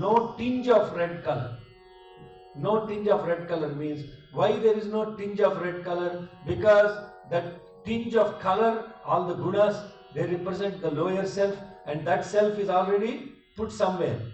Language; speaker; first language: English; non-native, local second language; Telugu